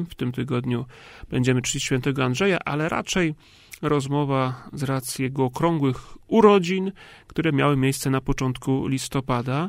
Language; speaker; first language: Polish; native; Polish